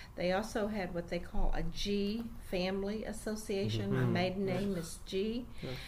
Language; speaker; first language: English; native; English